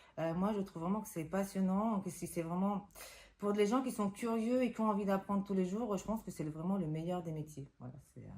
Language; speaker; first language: French; non-native, fluent; Spanish